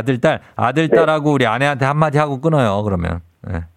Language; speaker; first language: Korean; native; Korean